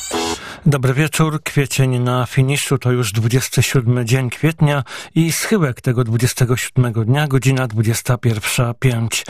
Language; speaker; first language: Polish; native; Polish